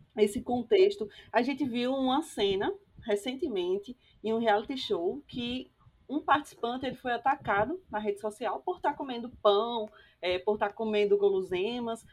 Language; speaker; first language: Portuguese; native; Portuguese